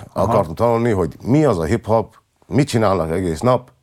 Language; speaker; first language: Hungarian; non-native, learner; English